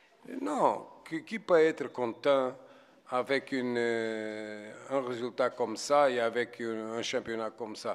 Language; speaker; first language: French; non-native, fluent; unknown